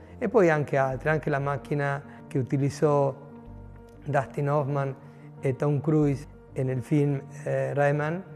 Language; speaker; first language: Italian; non-native, fluent; Spanish